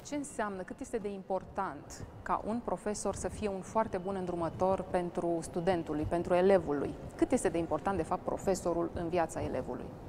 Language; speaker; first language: Romanian; native; Romanian